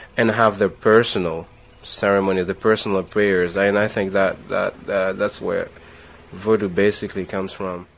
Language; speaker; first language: English; non-native, fluent; Haitian Creole